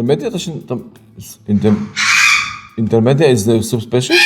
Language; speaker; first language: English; non-native, learner; Polish